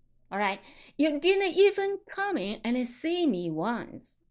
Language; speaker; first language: English; non-native, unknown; Chinese